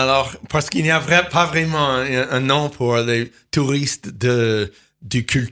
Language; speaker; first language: French; non-native, fluent; English